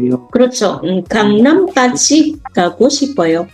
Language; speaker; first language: Korean; non-native, fluent; Indonesian